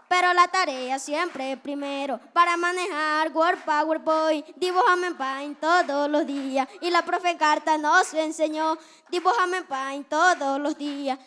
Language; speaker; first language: Spanish; native; Spanish